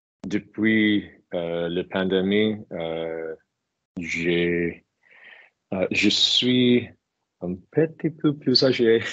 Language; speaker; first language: French; non-native, learner; English